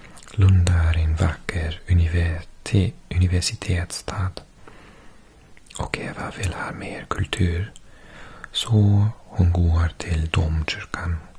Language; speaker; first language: Swedish; non-native, learner; Welsh